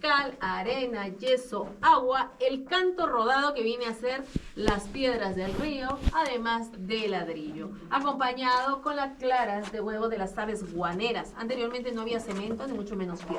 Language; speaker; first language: Spanish; native; Spanish